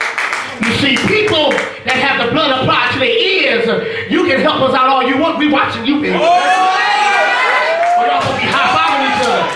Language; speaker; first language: English; native; English